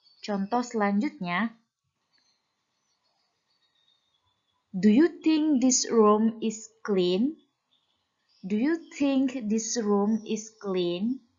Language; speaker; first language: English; non-native, fluent; Indonesian